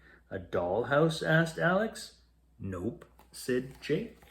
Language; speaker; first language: English; native; English